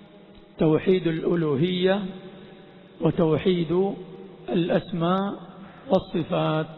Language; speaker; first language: Arabic; non-native, fluent; Swahili